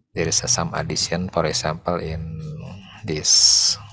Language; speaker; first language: English; non-native, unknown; Indonesian